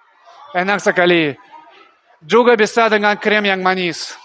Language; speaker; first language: Indonesian; non-native, learner; Russian